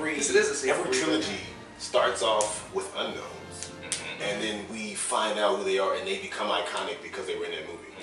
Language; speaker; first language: English; native; English